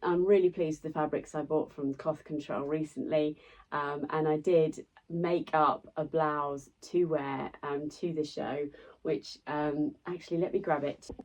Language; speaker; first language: English; native; English